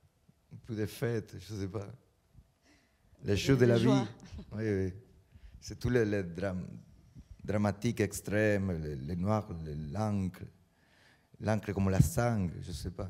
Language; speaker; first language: French; non-native, learner; Spanish